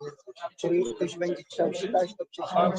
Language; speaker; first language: Polish; non-native, learner; Arabic